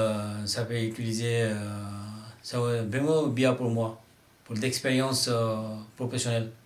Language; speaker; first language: French; non-native, learner; Bangla